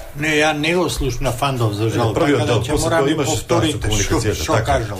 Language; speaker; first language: Macedonian; native; Macedonian